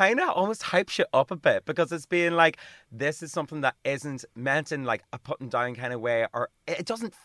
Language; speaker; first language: English; native; English